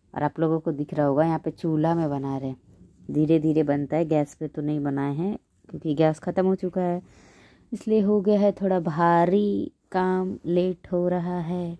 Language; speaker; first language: Hindi; native; Hindi